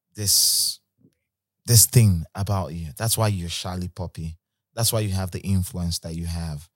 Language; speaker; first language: English; non-native, local second language; Igbo